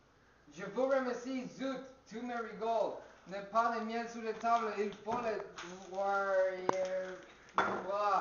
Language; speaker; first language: French; non-native, learner; English